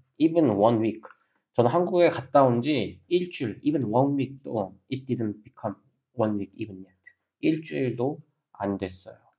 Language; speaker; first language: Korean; native; Korean